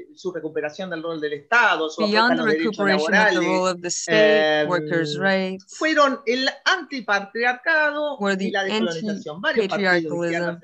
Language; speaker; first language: English; non-native, fluent; Spanish